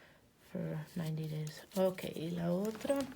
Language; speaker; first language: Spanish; non-native, learner; English